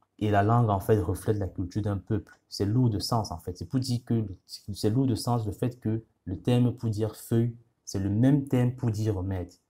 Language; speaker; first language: French; non-native, local second language; Ghomala